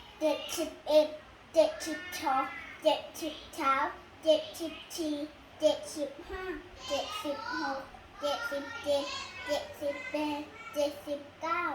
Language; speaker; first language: Thai; native; Thai